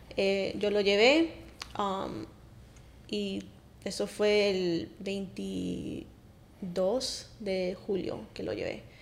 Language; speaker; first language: Spanish; early bilingual, heritage; Spanish